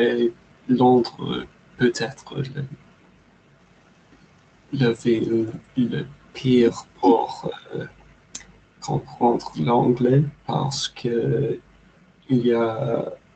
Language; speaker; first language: French; non-native, learner; English